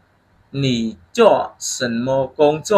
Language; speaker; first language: Chinese; non-native, fluent; Khmer